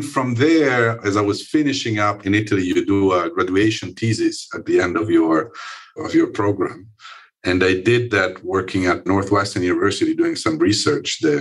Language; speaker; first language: English; non-native, fluent; Italian